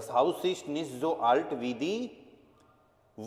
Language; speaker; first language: German; non-native, fluent; Hindi